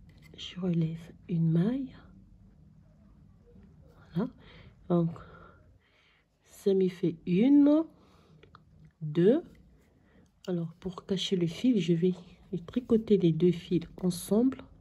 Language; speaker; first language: French; non-native, local second language; Arabic